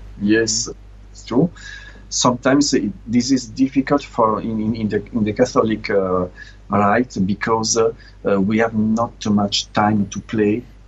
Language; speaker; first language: English; non-native, learner; Italian